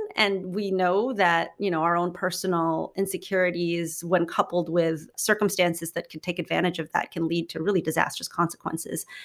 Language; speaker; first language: English; non-native, local second language; Filipino